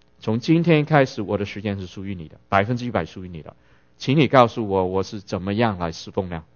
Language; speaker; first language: Chinese; non-native, local second language; Cantonese